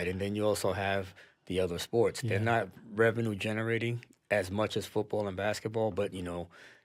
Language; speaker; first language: English; native; English